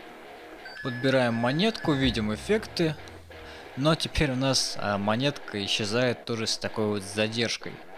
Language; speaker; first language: Russian; native; Russian